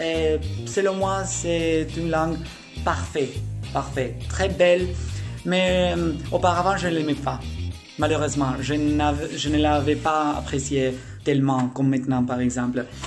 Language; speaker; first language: French; non-native, fluent; Russian